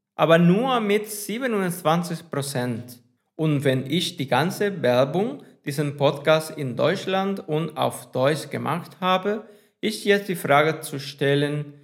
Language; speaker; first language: German; non-native, fluent; Spanish